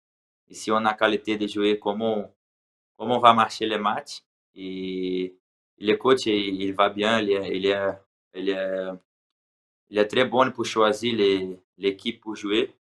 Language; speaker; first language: French; non-native, learner; Portuguese